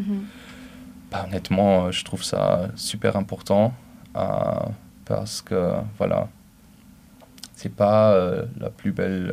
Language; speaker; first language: French; non-native, local second language; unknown